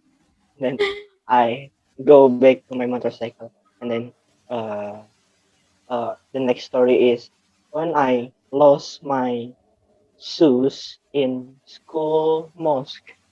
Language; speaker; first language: English; non-native, learner; Indonesian